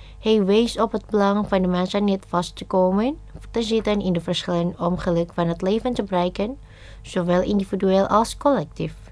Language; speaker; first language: Dutch; non-native, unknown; Indonesian